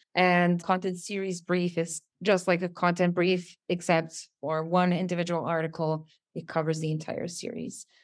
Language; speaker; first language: English; non-native, fluent; Serbian